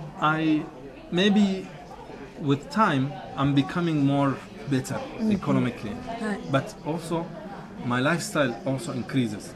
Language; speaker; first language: English; non-native, fluent; Arabic